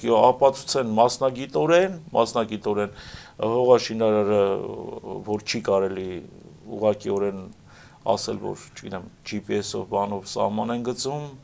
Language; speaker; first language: Armenian; native; Armenian